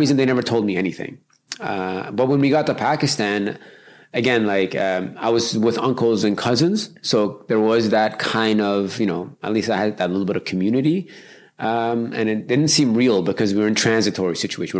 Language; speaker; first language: English; native; English